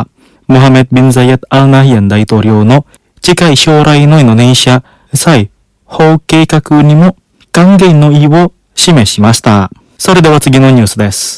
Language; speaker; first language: Japanese; non-native, fluent; Indonesian